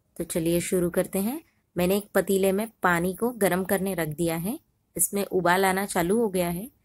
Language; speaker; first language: Hindi; non-native, local second language; Marathi